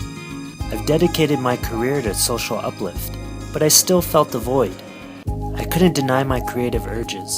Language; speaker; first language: English; early bilingual, other home language; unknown